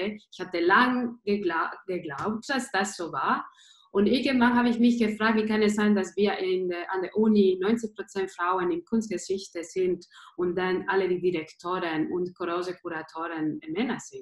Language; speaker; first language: German; non-native, fluent; Spanish